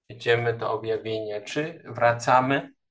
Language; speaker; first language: Polish; non-native, learner; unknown